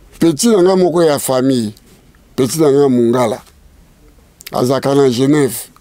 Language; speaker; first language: Lingala; native; Lingala